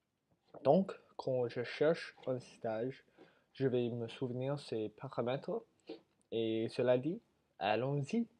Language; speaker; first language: French; non-native, learner; English